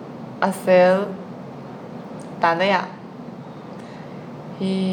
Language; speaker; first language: Spanish; non-native, learner; Chinese